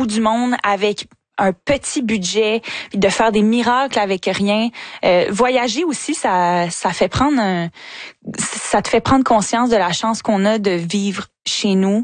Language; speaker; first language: French; native; French